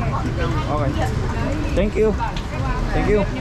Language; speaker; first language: English; non-native, local second language; Filipino